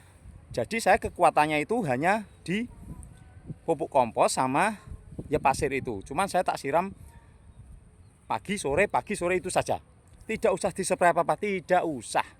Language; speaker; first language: Indonesian; non-native, local second language; Javanese